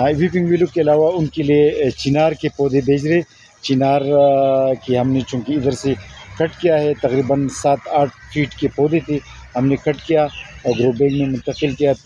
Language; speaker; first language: Urdu; non-native, local second language; Pashto